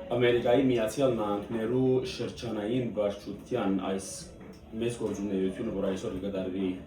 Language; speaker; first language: Armenian; early bilingual, heritage; Armenian